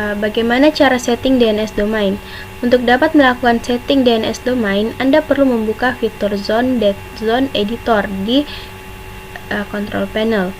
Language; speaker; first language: Indonesian; native; Indonesian